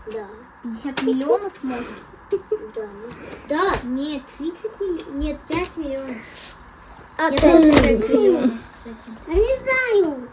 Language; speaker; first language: Russian; early bilingual, other home language; Armenian